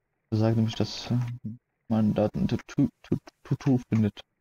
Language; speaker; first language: German; native; German